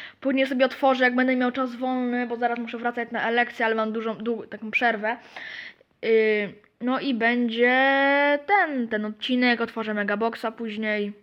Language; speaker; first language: Polish; native; Polish